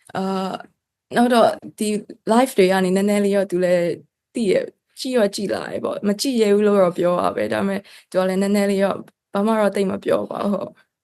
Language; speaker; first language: Burmese; non-native, local second language; Kachin